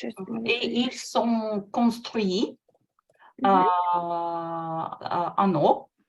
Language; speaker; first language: French; non-native, fluent; Russian